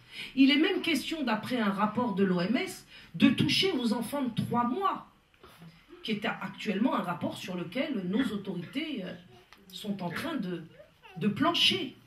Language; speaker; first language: French; native; French